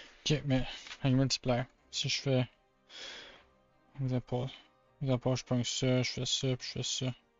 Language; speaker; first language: French; native; French